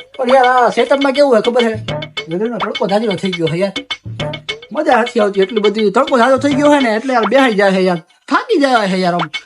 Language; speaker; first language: Gujarati; native; Gujarati